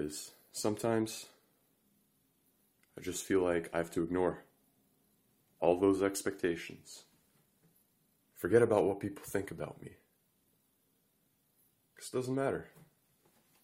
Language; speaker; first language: English; native; English